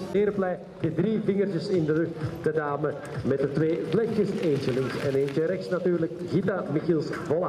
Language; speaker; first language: Dutch; native; Dutch